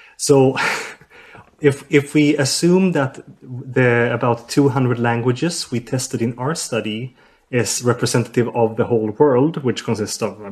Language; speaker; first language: English; non-native, fluent; Swedish